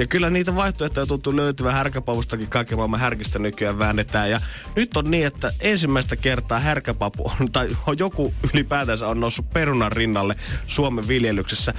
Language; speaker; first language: Finnish; native; Finnish